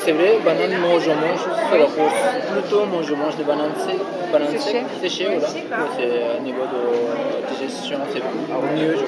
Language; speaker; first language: French; non-native, fluent; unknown